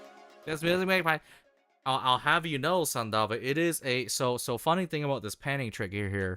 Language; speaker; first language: English; native; English